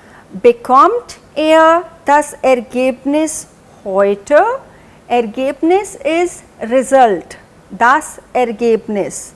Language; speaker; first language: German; non-native, fluent; Hindi